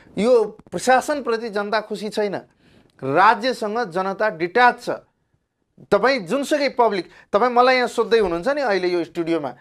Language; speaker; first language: Nepali; non-native, local second language; Maithili